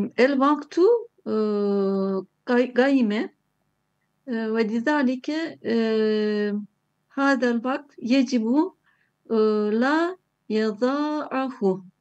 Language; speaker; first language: Arabic; non-native, learner; Turkish